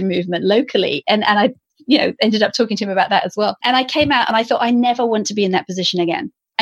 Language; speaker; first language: English; native; English